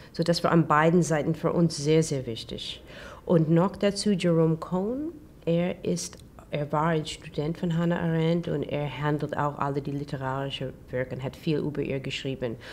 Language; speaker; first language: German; non-native, learner; English